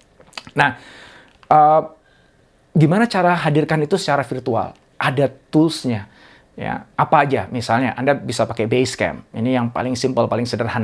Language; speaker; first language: Indonesian; native; Indonesian